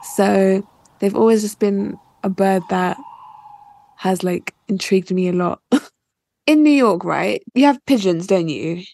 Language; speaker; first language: English; native; English